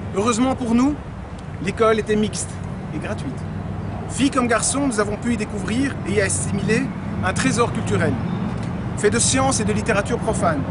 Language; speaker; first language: French; native; French